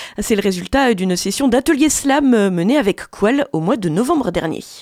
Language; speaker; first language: French; native; French